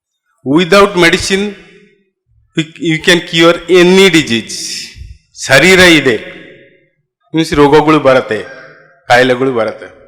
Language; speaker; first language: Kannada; non-native, local second language; Odia